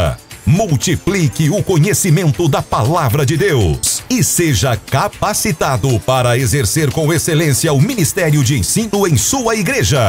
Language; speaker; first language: Portuguese; native; Portuguese